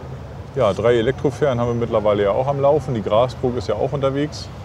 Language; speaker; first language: German; native; German